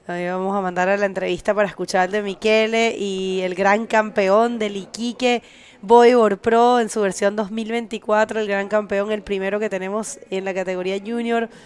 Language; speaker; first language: Spanish; native; Spanish